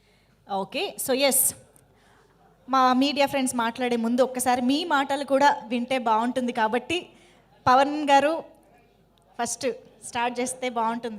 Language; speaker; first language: Telugu; native; Telugu